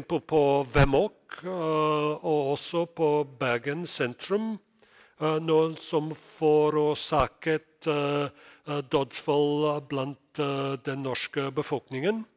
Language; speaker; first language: Norwegian; non-native, fluent; English